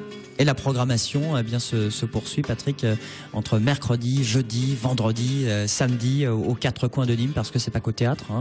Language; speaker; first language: French; native; French